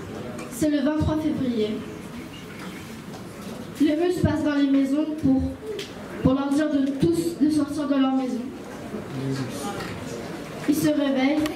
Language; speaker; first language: French; early bilingual, other home language; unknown